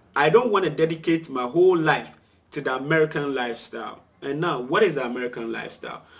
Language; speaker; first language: English; non-native, local second language; Akan